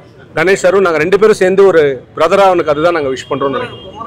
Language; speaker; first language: Tamil; native; Tamil